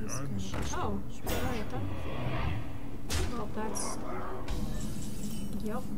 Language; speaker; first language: English; native; English